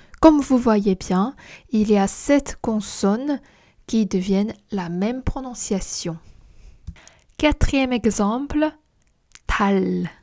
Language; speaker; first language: French; non-native, fluent; Korean